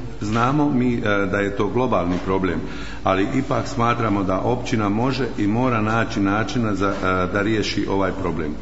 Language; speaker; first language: Croatian; native; Croatian